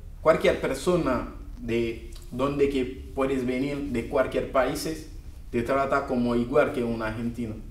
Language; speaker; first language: Spanish; non-native, learner; Haitian Creole